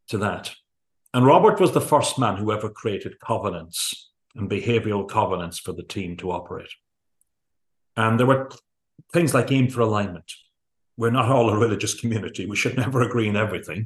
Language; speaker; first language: English; native; English